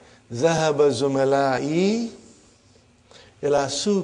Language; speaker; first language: Arabic; non-native, fluent; English